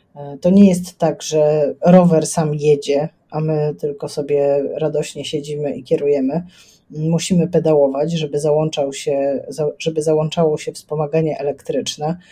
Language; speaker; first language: Polish; native; Polish